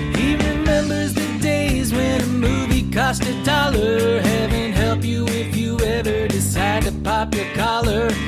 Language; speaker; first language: English; native; English